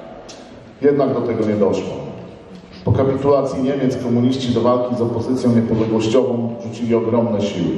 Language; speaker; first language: Polish; native; Polish